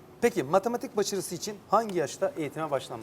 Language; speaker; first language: Turkish; native; Turkish